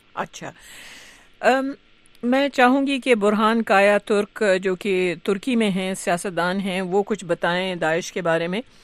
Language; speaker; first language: Urdu; native; Urdu